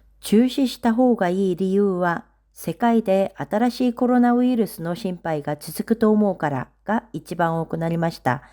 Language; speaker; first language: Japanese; non-native, fluent; Korean